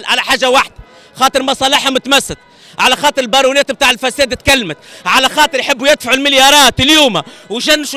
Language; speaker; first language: Arabic; native; Arabic